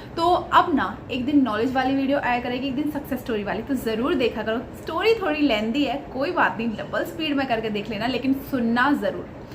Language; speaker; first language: Hindi; native; Hindi